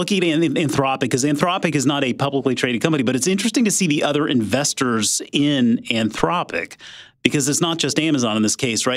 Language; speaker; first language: English; native; English